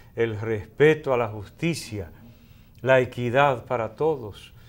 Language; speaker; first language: Spanish; native; Spanish